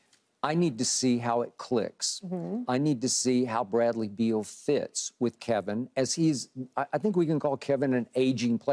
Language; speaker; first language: English; native; English